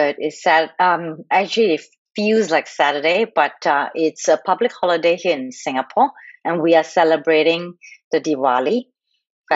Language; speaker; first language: English; non-native, local second language; Cantonese